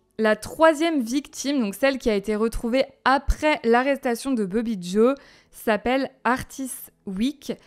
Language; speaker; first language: French; native; French